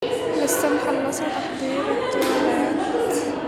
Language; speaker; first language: Arabic; native; Arabic